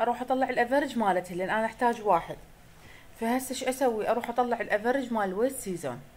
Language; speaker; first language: Arabic; native; Arabic